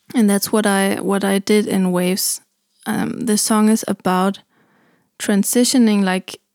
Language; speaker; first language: English; non-native, fluent; German